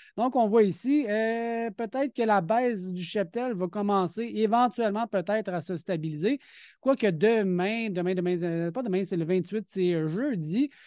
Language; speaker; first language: French; native; French